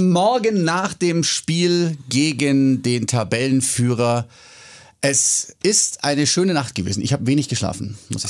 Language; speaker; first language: German; native; German